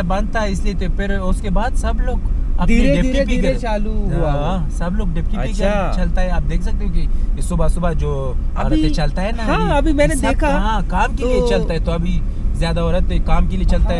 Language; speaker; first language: Hindi; non-native, learner; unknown